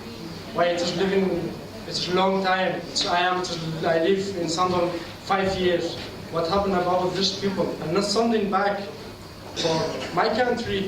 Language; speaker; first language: English; non-native, learner; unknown